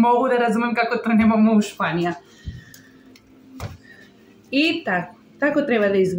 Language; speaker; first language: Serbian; non-native, learner; Spanish